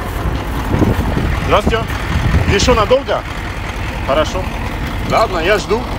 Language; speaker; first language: Russian; non-native, learner; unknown